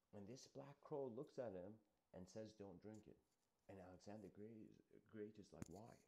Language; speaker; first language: English; native; English